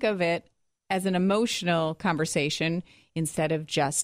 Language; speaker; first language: English; native; English